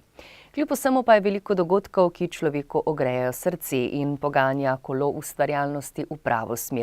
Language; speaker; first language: Slovenian; native; Slovenian